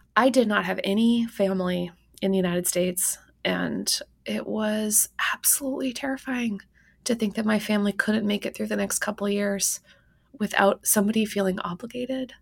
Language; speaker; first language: English; native; English